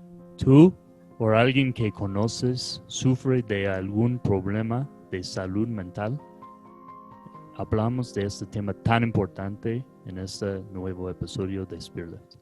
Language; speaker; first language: Spanish; non-native, fluent; English